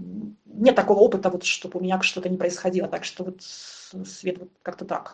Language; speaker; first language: Russian; native; Russian